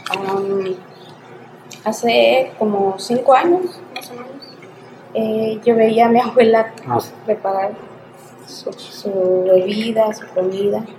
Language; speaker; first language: Spanish; native; Spanish